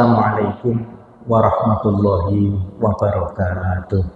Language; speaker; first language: Indonesian; non-native, local second language; Javanese